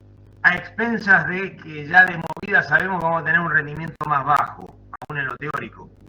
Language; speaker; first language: Spanish; native; Spanish